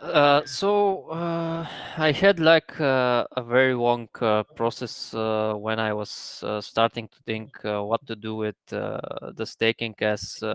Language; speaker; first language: English; non-native, fluent; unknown